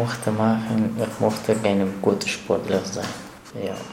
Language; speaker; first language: German; non-native, learner; Persian